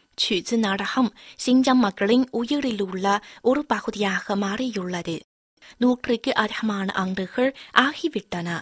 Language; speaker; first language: Tamil; non-native, fluent; Chinese